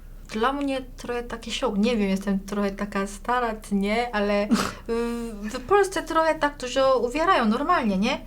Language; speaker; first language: Polish; non-native, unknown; Korean